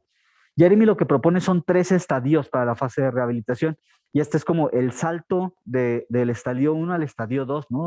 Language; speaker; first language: Spanish; native; Spanish